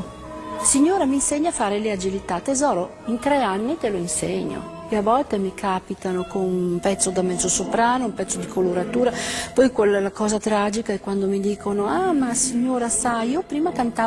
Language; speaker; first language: Italian; native; Italian